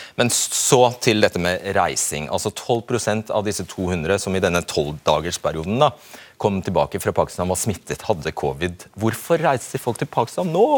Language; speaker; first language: Norwegian; native; Norwegian